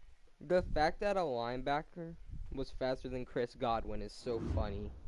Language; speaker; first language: English; native; English